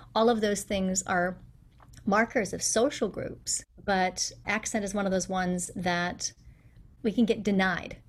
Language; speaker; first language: English; native; English